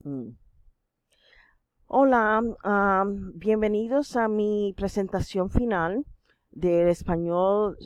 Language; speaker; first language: Spanish; non-native, fluent; English